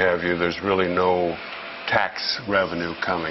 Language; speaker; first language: English; native; English